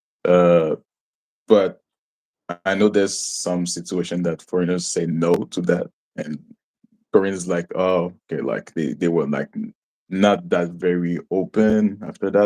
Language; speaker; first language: English; non-native, local second language; French